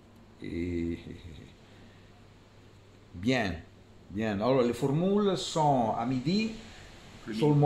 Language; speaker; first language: French; non-native, fluent; Italian